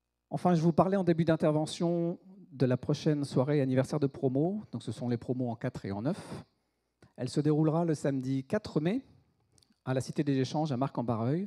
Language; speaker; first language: French; native; French